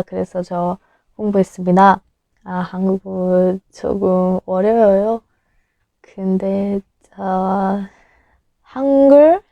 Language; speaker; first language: Korean; non-native, learner; English